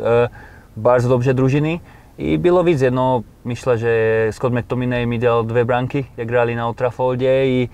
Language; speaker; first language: Polish; non-native, learner; Slovak